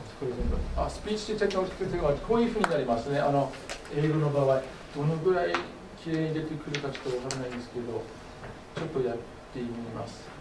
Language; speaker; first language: Japanese; non-native, fluent; English